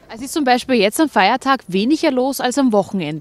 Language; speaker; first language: German; native; German